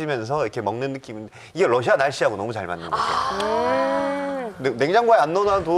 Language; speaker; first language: Korean; native; Korean